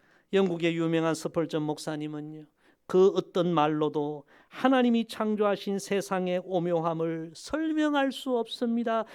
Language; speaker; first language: Korean; native; Korean